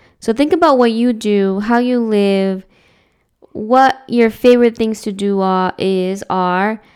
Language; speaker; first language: English; early bilingual, other home language; Spanish